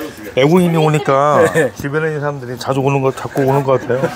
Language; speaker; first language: Korean; native; Korean